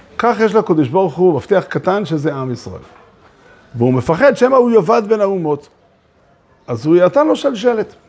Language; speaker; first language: Hebrew; native; Hebrew